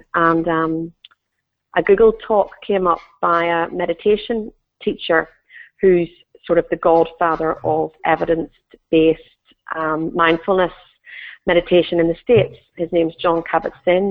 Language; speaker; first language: English; native; English